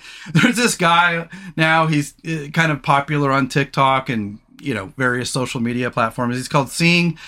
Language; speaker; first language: English; native; English